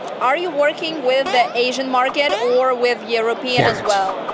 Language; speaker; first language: English; non-native, learner; Ukrainian